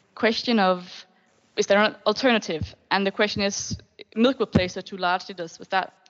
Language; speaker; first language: English; non-native, fluent; Danish